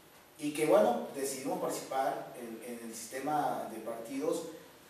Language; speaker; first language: Spanish; native; Spanish